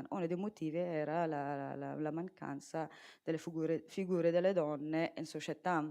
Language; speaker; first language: Italian; non-native, fluent; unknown